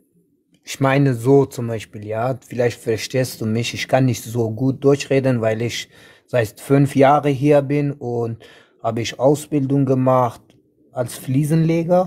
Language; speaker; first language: German; non-native, learner; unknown